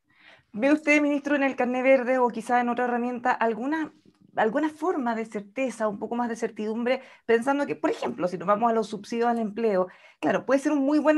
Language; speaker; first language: Spanish; native; Spanish